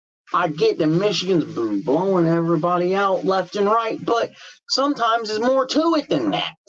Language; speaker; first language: English; native; English